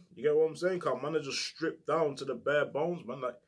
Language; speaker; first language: English; native; English